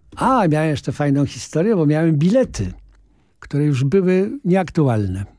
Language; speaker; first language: Polish; native; Polish